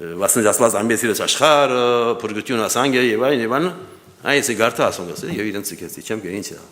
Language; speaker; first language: Armenian; early bilingual, heritage; Armenian